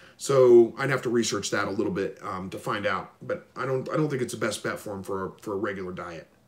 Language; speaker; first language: English; native; English